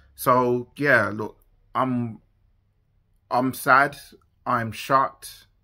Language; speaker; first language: English; native; English